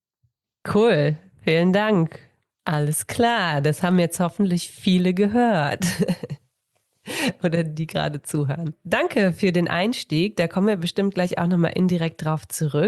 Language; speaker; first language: German; native; German